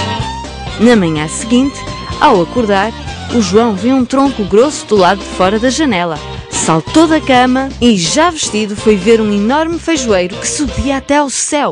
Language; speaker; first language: Portuguese; native; Portuguese